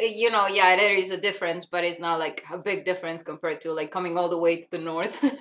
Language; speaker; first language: English; non-native, fluent; Spanish